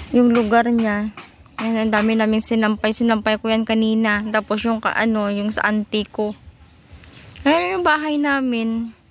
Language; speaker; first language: Filipino; non-native, local second language; Hiligaynon